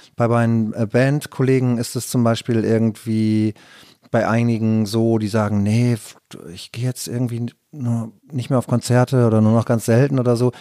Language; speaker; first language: German; native; German